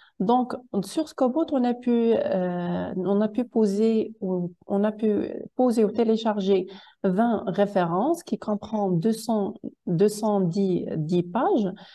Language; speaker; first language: French; non-native, local second language; Arabic